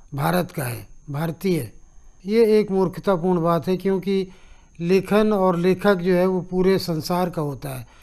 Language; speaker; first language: Hindi; native; Hindi